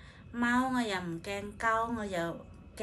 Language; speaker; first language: Cantonese; non-native, fluent; Indonesian